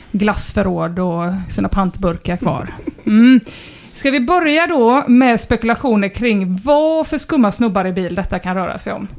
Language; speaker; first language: Swedish; native; Swedish